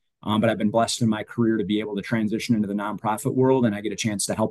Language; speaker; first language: English; native; English